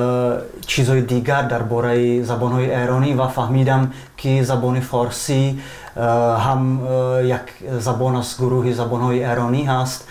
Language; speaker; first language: Persian; non-native, fluent; Czech